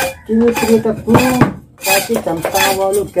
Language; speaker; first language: Indonesian; non-native, local second language; Javanese